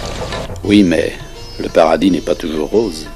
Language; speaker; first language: French; native; French